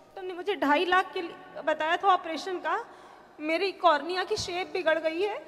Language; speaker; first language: Hindi; native; Hindi